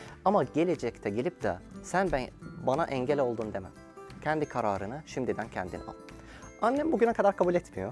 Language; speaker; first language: Turkish; non-native, fluent; Arabic